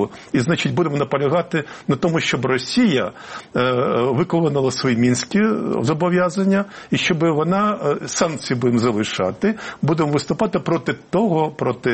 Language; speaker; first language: Ukrainian; native; Ukrainian